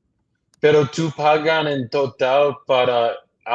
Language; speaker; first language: Spanish; non-native, learner; English